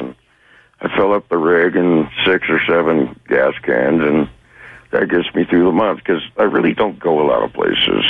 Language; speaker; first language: English; native; English